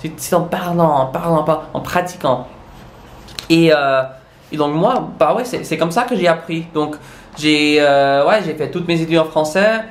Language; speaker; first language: French; non-native, local second language; English